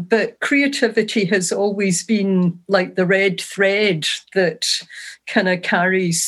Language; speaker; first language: English; native; English